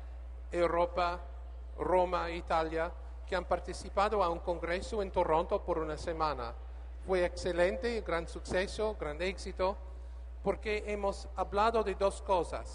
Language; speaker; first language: Spanish; non-native, learner; English